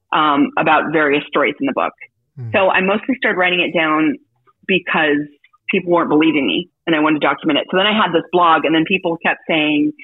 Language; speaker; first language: English; native; English